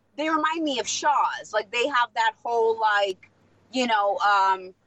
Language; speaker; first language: English; non-native, fluent; Russian